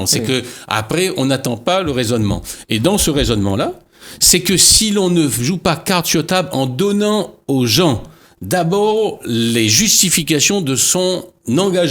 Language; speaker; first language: French; native; French